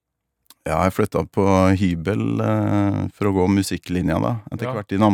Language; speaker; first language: Norwegian; native; Norwegian